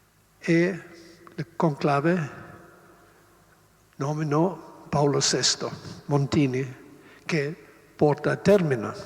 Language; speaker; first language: Spanish; non-native, learner; Italian